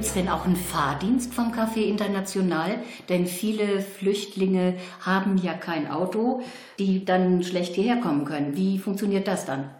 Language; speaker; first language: German; native; German